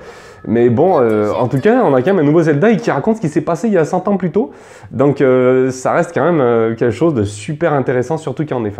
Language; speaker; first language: French; native; French